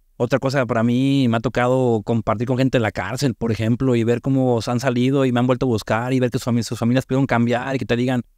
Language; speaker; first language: Spanish; native; Spanish